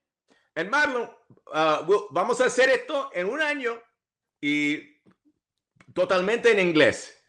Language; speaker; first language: Spanish; early bilingual, heritage; English